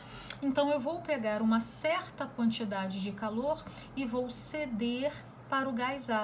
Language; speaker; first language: Portuguese; native; Portuguese